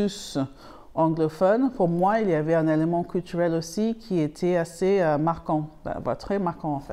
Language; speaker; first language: French; non-native, fluent; English